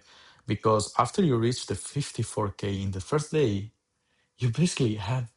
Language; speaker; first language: English; non-native, fluent; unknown